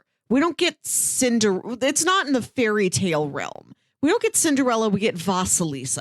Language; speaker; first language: English; native; English